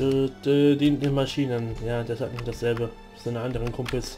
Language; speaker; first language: German; native; German